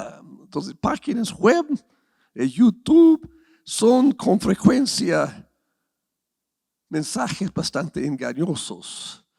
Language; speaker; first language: Spanish; non-native, fluent; English